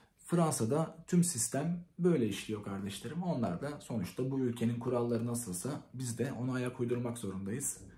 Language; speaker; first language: Turkish; native; Turkish